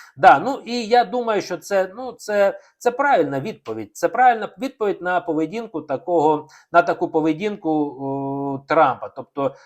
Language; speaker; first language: Ukrainian; non-native, local second language; Russian